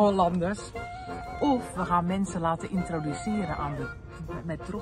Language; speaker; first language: Dutch; native; Dutch